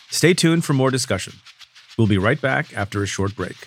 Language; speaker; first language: English; early bilingual, other home language; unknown